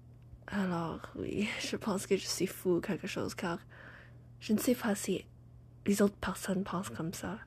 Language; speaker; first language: French; non-native, learner; English